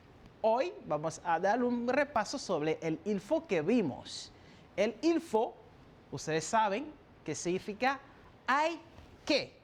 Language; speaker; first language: Spanish; non-native, fluent; French